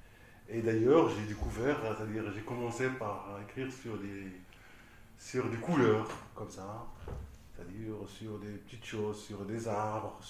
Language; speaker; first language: French; non-native, local second language; Arabic